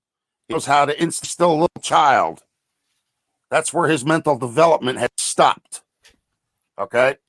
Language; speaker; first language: English; native; English